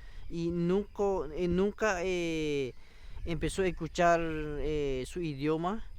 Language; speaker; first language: Spanish; non-native, local second language; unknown